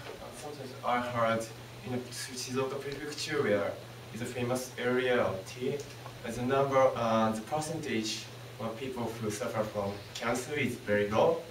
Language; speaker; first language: English; non-native, learner; Japanese